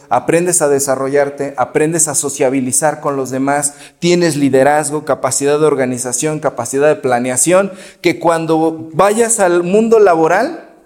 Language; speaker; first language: Spanish; native; Spanish